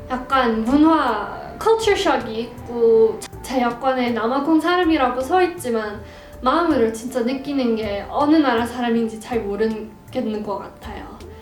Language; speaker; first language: Korean; non-native, fluent; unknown